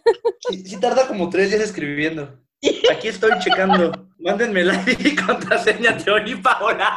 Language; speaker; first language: Spanish; native; Spanish